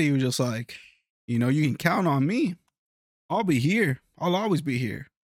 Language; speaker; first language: English; early bilingual, other home language; Spanish